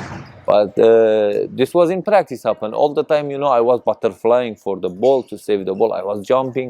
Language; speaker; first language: English; non-native, learner; Persian